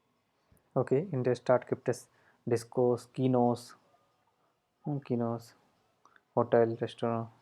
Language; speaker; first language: German; non-native, fluent; Hindi